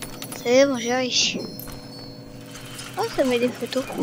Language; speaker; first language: French; native; French